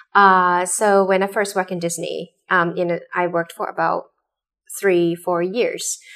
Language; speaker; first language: English; non-native, local second language; Cantonese